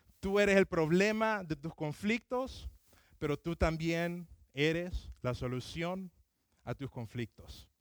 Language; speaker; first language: Spanish; early bilingual, other home language; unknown